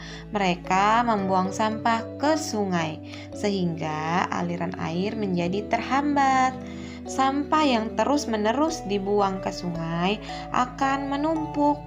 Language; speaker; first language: Indonesian; native; Indonesian